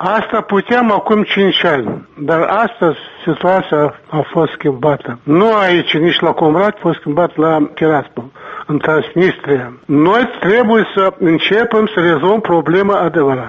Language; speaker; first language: Romanian; non-native, local second language; Gagauz